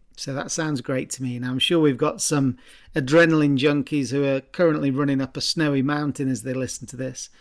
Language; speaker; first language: English; native; English